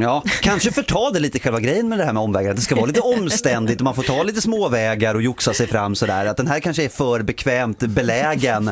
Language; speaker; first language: Swedish; native; Swedish